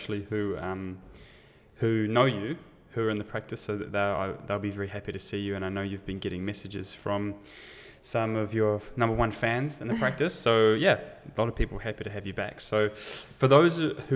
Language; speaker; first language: English; native; English